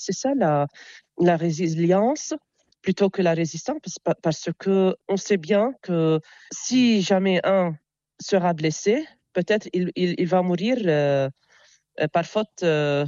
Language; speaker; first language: French; non-native, local second language; Arabic